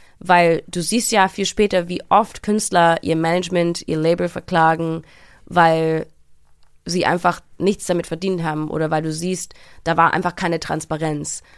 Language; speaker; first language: German; early bilingual, heritage; English